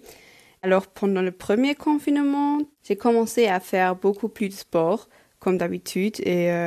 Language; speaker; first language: French; non-native, local second language; Luxembourgish